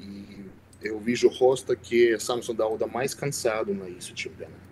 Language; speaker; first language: Portuguese; non-native, learner; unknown